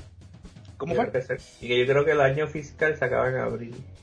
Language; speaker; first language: Spanish; native; Spanish